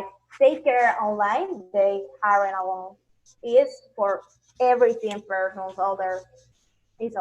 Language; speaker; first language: English; non-native, learner; Spanish